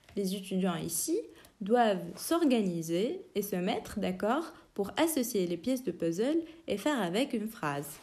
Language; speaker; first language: French; non-native, local second language; Arabic